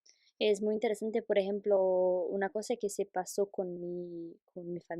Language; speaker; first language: Spanish; non-native, fluent; Portuguese